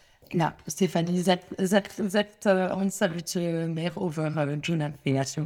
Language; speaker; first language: Dutch; non-native, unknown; French